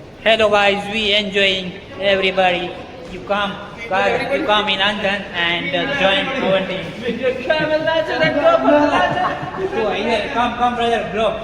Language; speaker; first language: English; non-native, learner; Gujarati